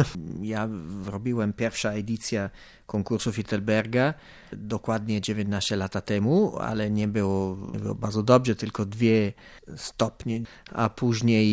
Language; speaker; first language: Polish; non-native, fluent; Italian